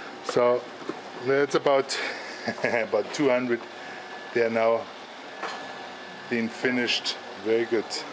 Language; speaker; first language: English; non-native, fluent; German